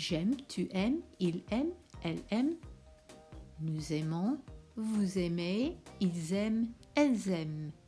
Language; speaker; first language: French; non-native, fluent; English